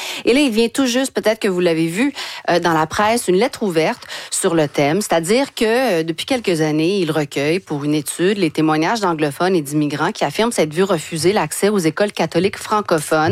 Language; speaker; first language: French; native; French